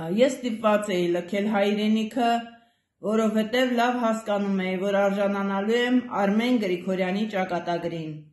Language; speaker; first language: Armenian; native; Armenian